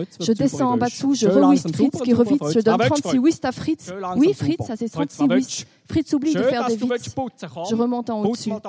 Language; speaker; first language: French; native; French